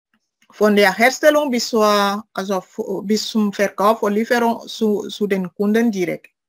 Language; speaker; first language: German; non-native, fluent; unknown